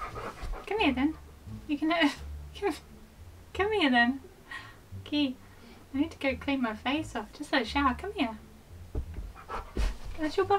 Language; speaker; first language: English; native; English